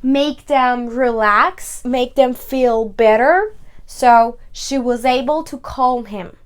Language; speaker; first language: English; non-native, fluent; Persian